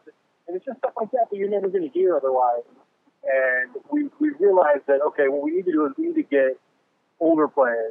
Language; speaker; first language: English; native; English